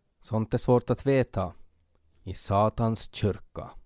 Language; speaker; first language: Swedish; native; Swedish